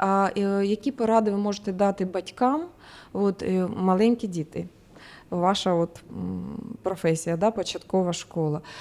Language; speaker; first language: Ukrainian; non-native, local second language; Russian